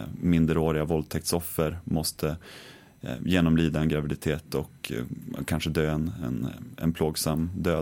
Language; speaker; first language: Swedish; native; Swedish